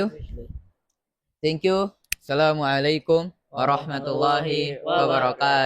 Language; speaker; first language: English; non-native, learner; Indonesian